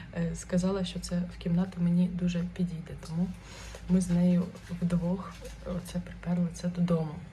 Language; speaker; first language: Ukrainian; non-native, local second language; Russian